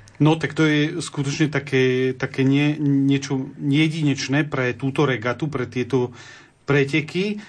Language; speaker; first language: Slovak; native; Slovak